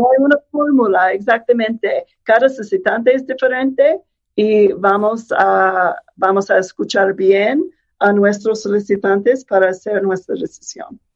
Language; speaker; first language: Spanish; non-native, fluent; English